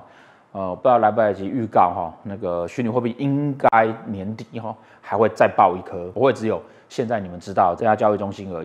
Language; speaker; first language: Chinese; native; Chinese